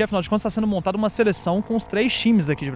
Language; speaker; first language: Portuguese; native; Portuguese